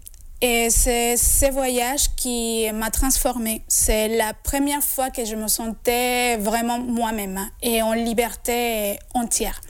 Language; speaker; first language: French; non-native, fluent; Spanish